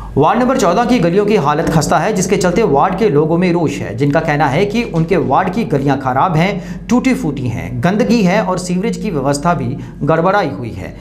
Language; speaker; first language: Hindi; non-native, local second language; Punjabi